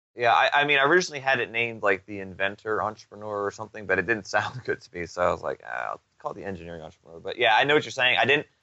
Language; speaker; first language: English; native; English